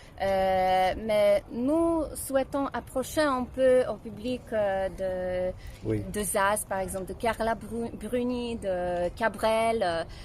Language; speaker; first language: French; non-native, fluent; Polish